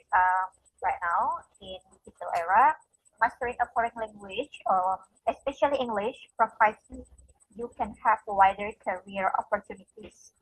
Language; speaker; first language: English; non-native, fluent; Indonesian